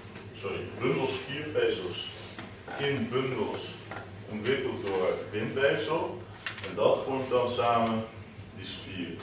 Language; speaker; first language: Dutch; native; Dutch